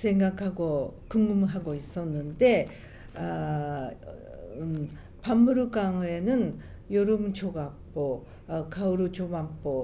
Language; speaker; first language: Korean; non-native, fluent; Japanese